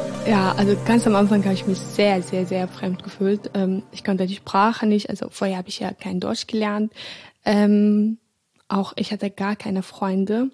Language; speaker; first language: German; non-native, fluent; Arabic